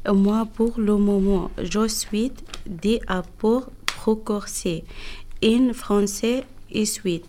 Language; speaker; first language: French; non-native, learner; Arabic